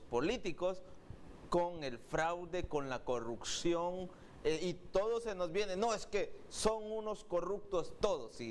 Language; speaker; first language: Spanish; native; Spanish